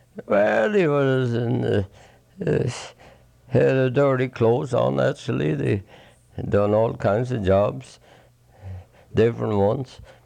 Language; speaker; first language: English; non-native, fluent; Swedish